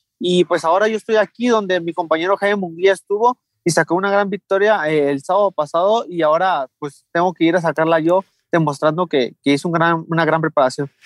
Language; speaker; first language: Spanish; native; Spanish